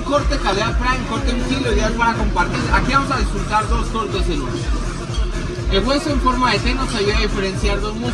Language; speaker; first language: Spanish; native; Spanish